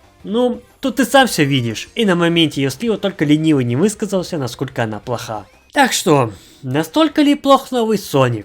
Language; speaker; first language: Russian; native; Russian